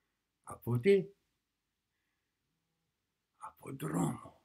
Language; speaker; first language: Greek; non-native, learner; English